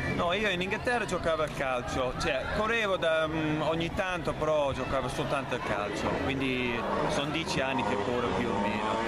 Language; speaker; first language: Italian; non-native, fluent; English